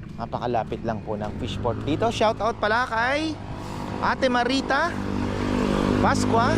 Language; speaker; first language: Filipino; non-native, local second language; Bikol